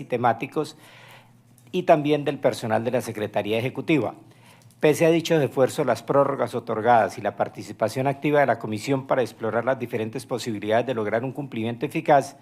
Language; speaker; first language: Spanish; native; Spanish